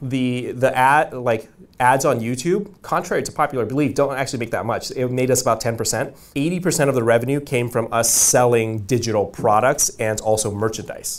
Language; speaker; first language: English; native; English